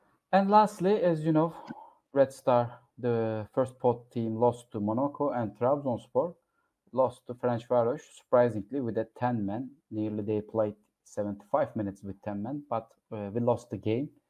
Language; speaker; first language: English; non-native, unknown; Turkish